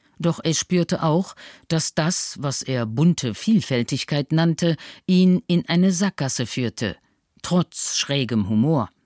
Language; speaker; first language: German; native; German